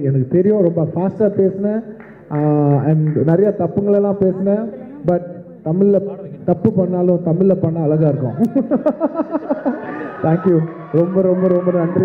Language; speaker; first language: Tamil; non-native, local second language; Telugu